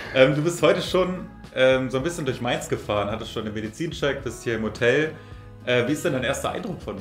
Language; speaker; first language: German; native; German